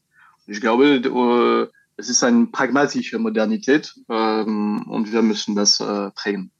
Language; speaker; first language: German; non-native, fluent; French